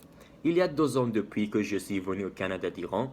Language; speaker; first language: French; non-native, learner; Persian